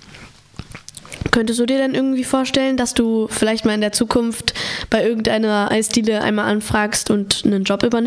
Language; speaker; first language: German; native; German